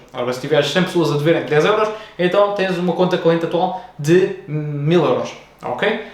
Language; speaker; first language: Portuguese; native; Portuguese